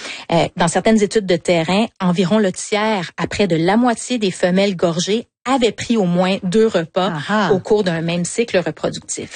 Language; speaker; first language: French; native; French